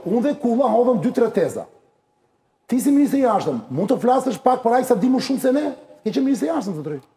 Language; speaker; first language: Albanian; native; Albanian